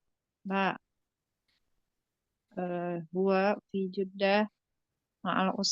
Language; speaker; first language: Arabic; non-native, learner; Indonesian